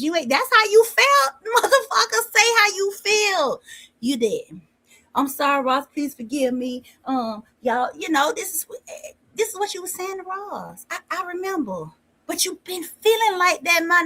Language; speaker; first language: English; native; English